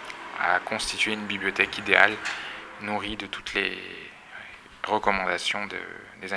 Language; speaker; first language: French; native; French